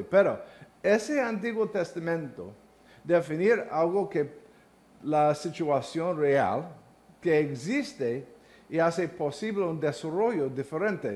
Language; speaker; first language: Spanish; non-native, learner; English